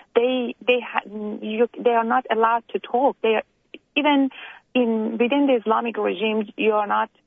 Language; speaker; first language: English; non-native, fluent; Persian